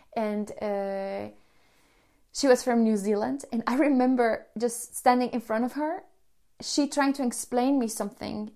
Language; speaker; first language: English; non-native, fluent; Spanish